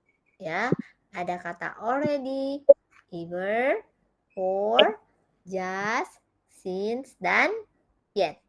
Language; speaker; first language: English; non-native, fluent; Indonesian